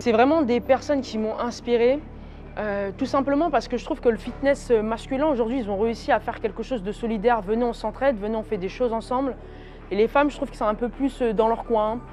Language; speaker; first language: French; native; French